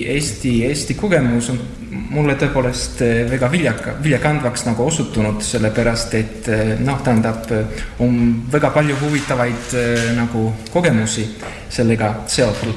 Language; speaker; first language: Estonian; non-native, fluent; Italian